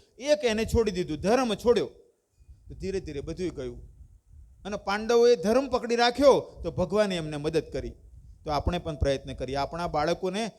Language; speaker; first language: Gujarati; native; Gujarati